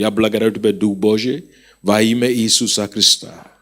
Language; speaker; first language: Russian; non-native, fluent; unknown